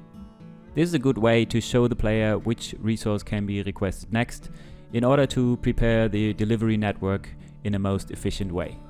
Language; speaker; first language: English; non-native, fluent; German